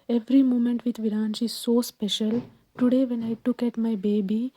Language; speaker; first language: English; non-native, local second language; Telugu